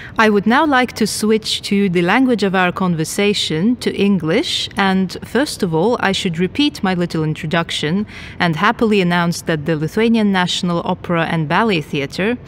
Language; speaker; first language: English; non-native, fluent; Lithuanian